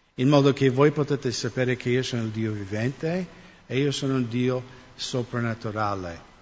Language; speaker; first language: Italian; non-native, fluent; English